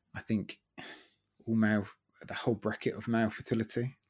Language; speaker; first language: English; native; English